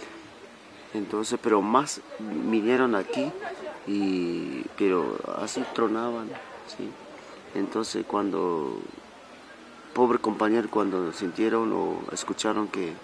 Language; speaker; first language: Spanish; non-native, local second language; Tzotzil